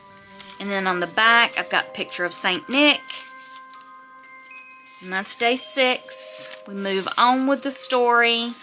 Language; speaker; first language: English; native; English